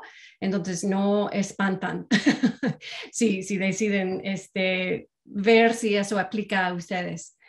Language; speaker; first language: Spanish; non-native, fluent; English